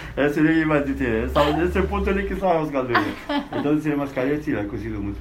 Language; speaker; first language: Spanish; non-native, learner; Arabic